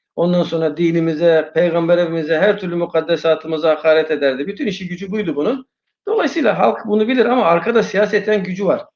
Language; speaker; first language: Turkish; non-native, fluent; Uyghur